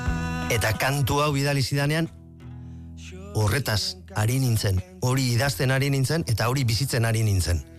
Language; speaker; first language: Basque; native; Basque